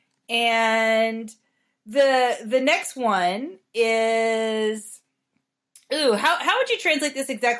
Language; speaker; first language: English; native; English